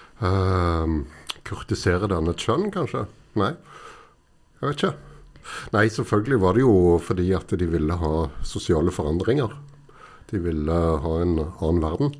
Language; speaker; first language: Norwegian; native; Norwegian